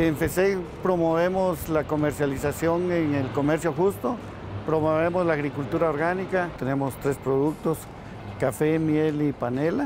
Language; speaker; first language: Spanish; native; Spanish